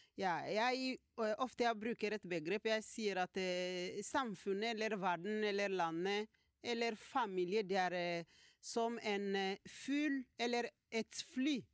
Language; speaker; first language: Norwegian; non-native, fluent; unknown